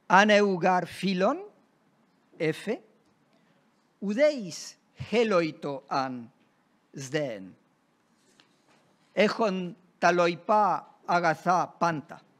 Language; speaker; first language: Greek; non-native, fluent; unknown